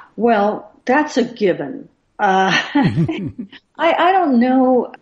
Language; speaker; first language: English; native; English